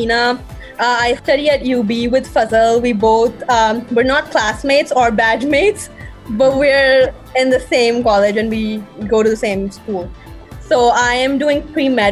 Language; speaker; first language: English; native; English